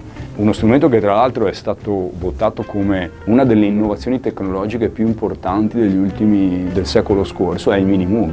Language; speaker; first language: Italian; native; Italian